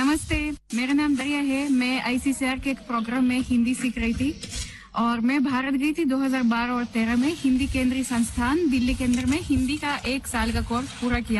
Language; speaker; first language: Hindi; non-native, fluent; Russian